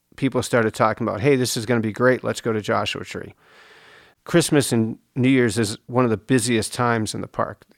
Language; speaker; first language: English; native; English